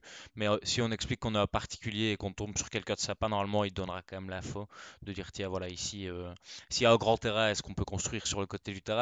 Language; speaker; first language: French; native; French